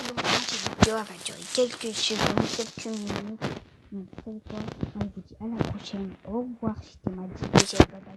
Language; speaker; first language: French; native; French